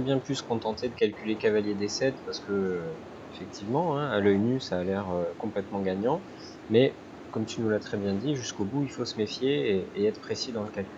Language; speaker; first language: French; native; French